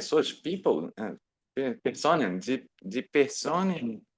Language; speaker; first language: German; non-native, learner; Portuguese